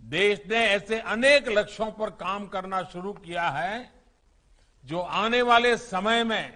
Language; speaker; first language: Hindi; non-native, local second language; Gujarati